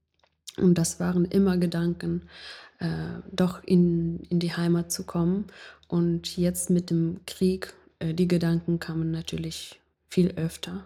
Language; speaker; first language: German; non-native, fluent; Ukrainian